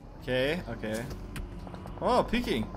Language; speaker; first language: English; non-native, learner; Turkish